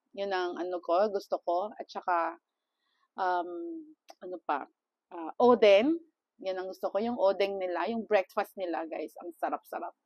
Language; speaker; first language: Filipino; non-native, local second language; Cebuano